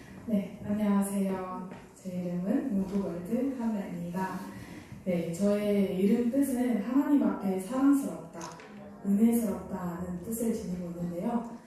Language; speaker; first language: Korean; early bilingual, other home language; Mongolian